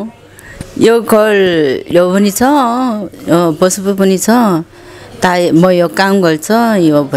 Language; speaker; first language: Nepali; non-native, learner; Korean